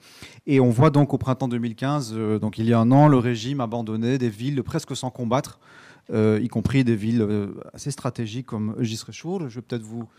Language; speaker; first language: French; native; French